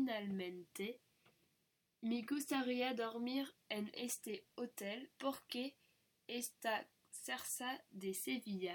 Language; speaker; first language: Spanish; non-native, learner; French